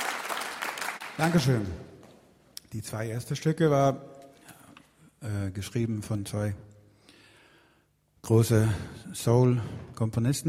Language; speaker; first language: German; non-native, fluent; Swedish